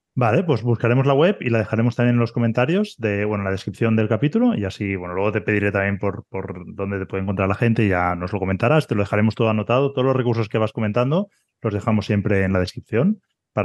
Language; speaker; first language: Spanish; native; Spanish